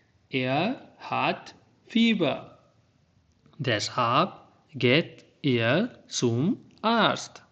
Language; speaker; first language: German; non-native, fluent; Urdu